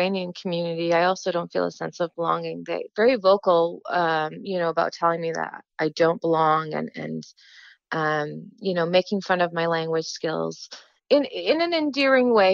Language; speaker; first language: English; native; English